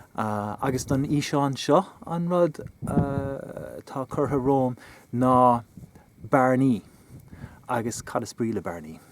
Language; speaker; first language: Irish; non-native, local second language; English